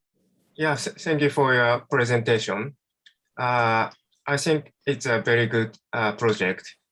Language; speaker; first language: English; non-native, fluent; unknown